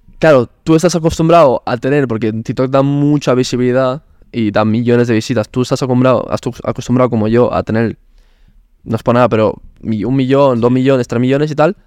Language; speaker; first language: Spanish; early bilingual, other home language; Italian